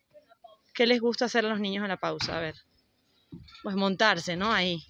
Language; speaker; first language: Spanish; native; Spanish